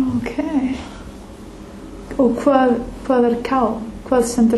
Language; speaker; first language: Icelandic; non-native, learner; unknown